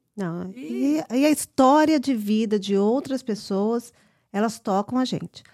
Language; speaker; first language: Portuguese; early bilingual, heritage; English